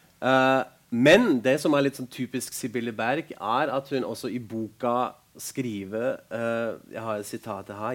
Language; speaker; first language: Norwegian; non-native, fluent; German